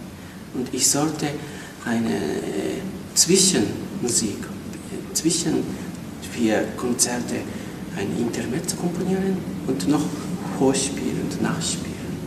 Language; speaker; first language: German; non-native, fluent; Japanese